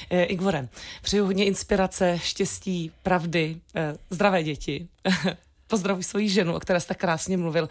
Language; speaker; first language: Czech; native; Czech